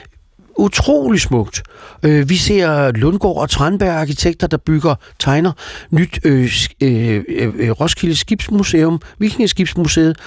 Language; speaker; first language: Danish; native; Danish